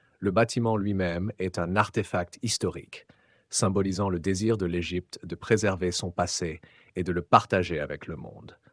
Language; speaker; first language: French; non-native, fluent; Arabic